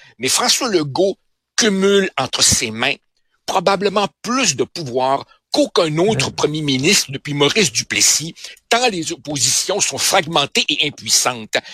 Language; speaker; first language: French; early bilingual, other home language; Spanish